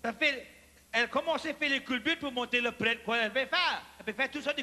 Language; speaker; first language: French; native; French